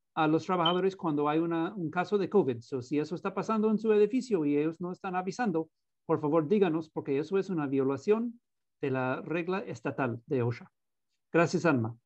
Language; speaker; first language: Spanish; non-native, fluent; English